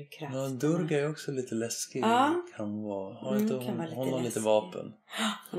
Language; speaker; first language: Swedish; native; Swedish